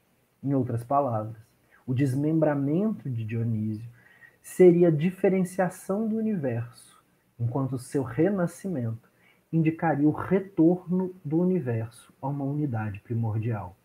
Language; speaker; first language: Portuguese; native; Portuguese